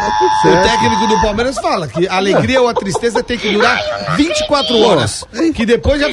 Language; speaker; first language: Portuguese; native; Portuguese